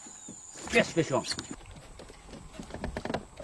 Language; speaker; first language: English; non-native, learner; Indonesian